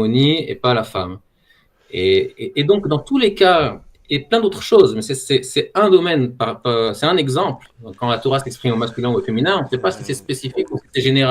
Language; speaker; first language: French; native; French